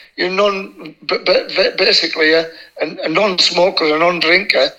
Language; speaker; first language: English; native; English